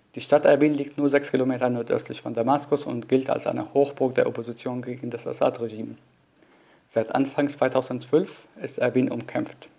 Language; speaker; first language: German; non-native, fluent; Arabic